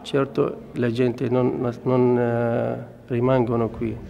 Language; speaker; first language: Italian; non-native, fluent; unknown